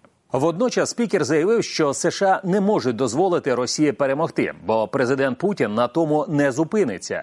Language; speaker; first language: Ukrainian; native; Ukrainian